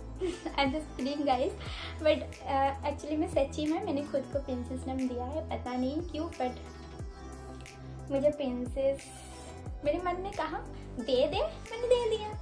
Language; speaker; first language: Hindi; non-native, local second language; Bangla